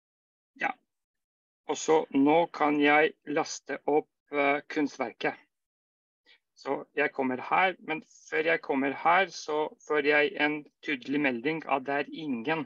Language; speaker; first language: Norwegian; non-native, fluent; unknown